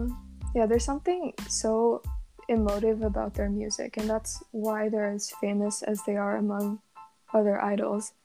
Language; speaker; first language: English; non-native, local second language; Cantonese